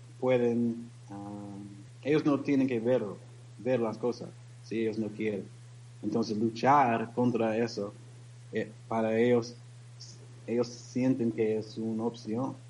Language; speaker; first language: Spanish; non-native, learner; English